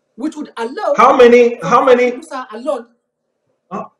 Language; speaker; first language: English; non-native, fluent; Amharic